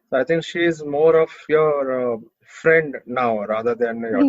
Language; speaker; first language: English; non-native, local second language; Hindi